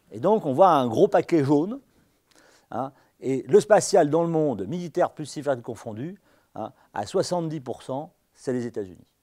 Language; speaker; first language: French; native; French